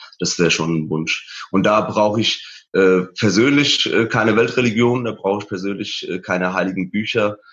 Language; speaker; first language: German; early bilingual, other home language; Persian